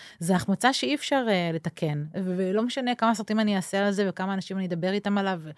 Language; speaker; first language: Hebrew; native; Hebrew